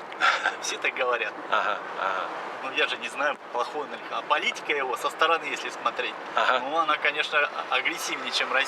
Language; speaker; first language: Russian; native; Russian